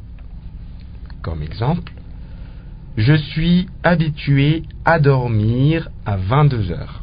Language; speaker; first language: French; non-native, local second language; Lingala